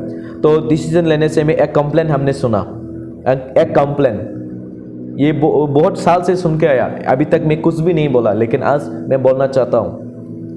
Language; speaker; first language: Hindi; non-native, local second language; Kok Borok